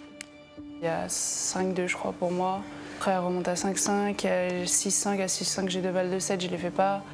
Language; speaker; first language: French; native; French